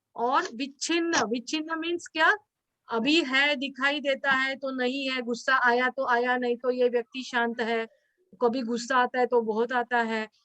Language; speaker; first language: Hindi; non-native, local second language; Marathi